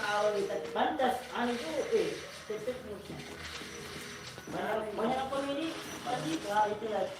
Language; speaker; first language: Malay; non-native, local second language; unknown